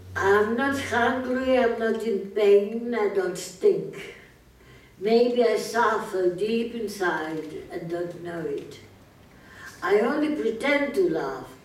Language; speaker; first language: English; non-native, fluent; Greek